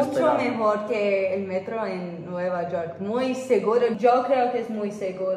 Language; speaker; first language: Spanish; non-native, fluent; English